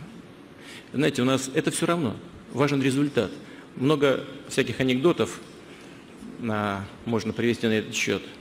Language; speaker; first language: Russian; native; Russian